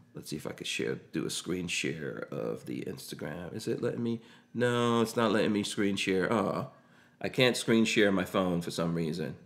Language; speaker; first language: English; native; English